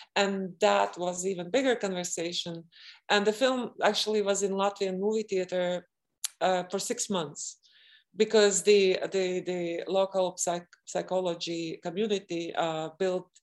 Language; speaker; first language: English; non-native, fluent; Latvian